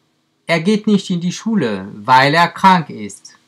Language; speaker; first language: German; non-native, fluent; French